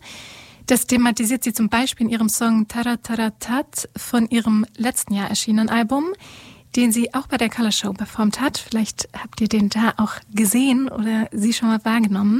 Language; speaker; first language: German; native; German